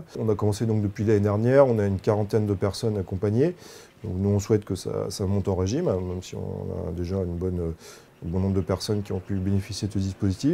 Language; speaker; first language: French; native; French